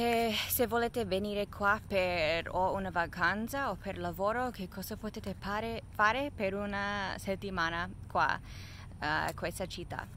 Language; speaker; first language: Italian; non-native, fluent; English